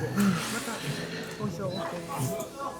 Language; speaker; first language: Japanese; native; Japanese